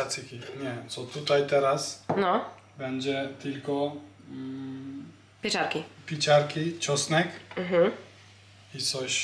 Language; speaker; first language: Polish; non-native, learner; Turkish